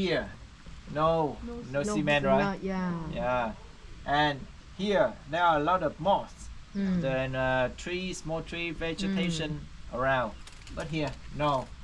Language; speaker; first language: English; non-native, fluent; Vietnamese